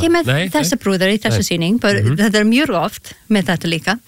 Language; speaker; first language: Icelandic; non-native, learner; English